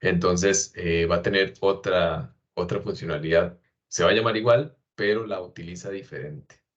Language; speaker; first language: Spanish; native; Spanish